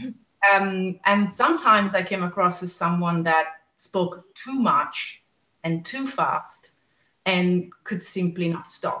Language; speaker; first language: English; non-native, fluent; Italian